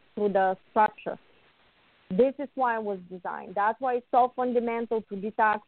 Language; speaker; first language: English; non-native, fluent; Bulgarian